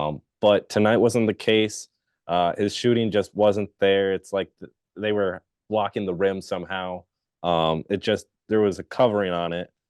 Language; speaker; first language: English; native; English